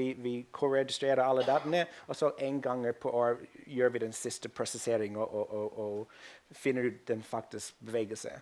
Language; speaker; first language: Norwegian; non-native, fluent; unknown